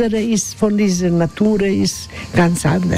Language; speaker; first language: German; non-native, learner; Croatian